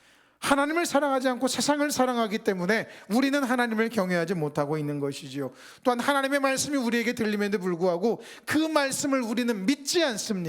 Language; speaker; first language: Korean; native; Korean